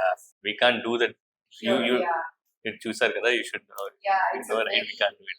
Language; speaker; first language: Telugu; non-native, learner; Tamil